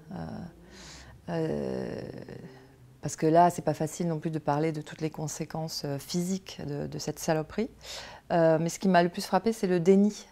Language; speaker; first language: French; native; French